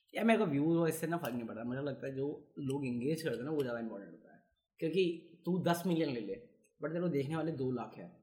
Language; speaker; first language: Hindi; native; Hindi